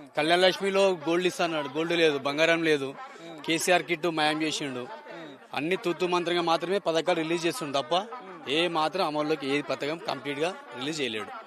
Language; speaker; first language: Telugu; native; Telugu